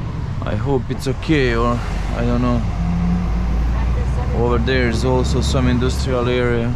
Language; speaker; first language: English; non-native, fluent; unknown